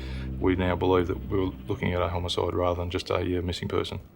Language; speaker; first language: English; native; English